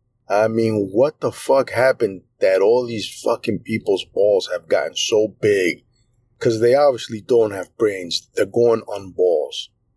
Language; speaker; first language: English; early bilingual, other home language; Greek